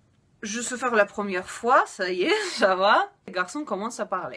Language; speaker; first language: French; non-native, fluent; Russian